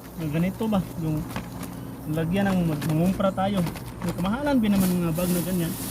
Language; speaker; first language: Filipino; non-native, local second language; Cebuano